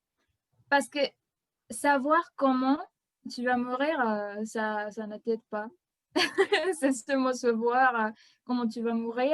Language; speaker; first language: French; non-native, fluent; Spanish